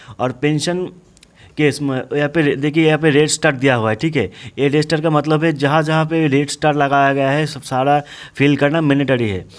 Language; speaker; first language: Hindi; non-native, local second language; Bangla